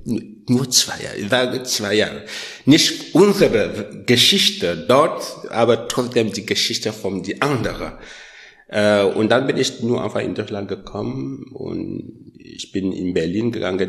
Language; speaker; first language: German; non-native, learner; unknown